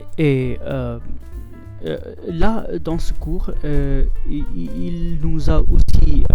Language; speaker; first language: French; non-native, fluent; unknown